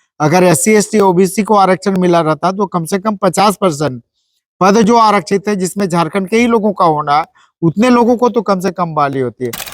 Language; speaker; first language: Hindi; native; Hindi